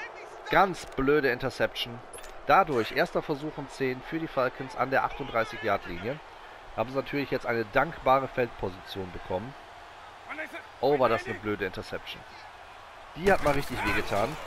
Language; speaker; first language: German; native; German